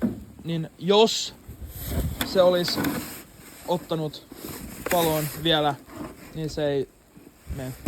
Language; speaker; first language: Finnish; non-native, local second language; Swedish